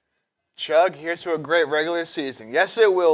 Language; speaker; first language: English; native; English